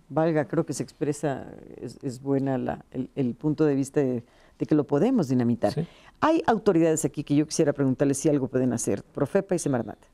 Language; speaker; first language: Spanish; native; Spanish